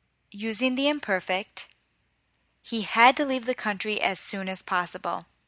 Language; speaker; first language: English; native; English